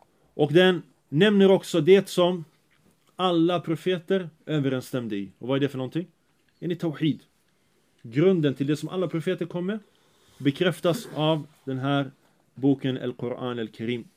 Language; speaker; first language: Swedish; early bilingual, other home language; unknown